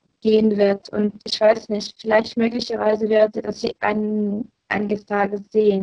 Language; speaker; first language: German; non-native, fluent; Ukrainian